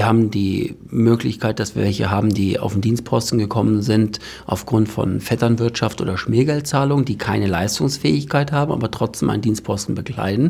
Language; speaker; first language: German; native; German